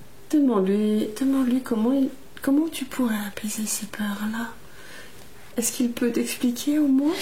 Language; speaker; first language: French; native; French